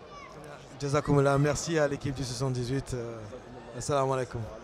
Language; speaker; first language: French; native; French